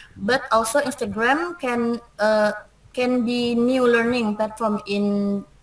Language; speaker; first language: English; non-native, learner; Indonesian